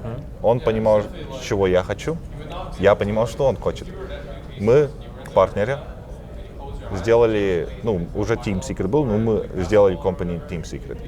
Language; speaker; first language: Russian; early bilingual, heritage; Russian